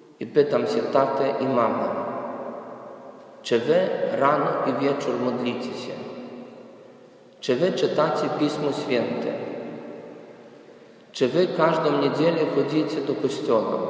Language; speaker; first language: Polish; non-native, fluent; Ukrainian